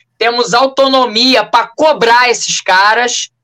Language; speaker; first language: Portuguese; native; Portuguese